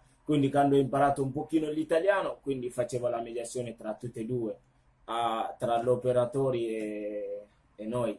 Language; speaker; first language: Italian; non-native, fluent; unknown